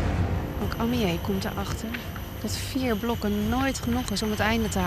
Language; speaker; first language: Dutch; native; Dutch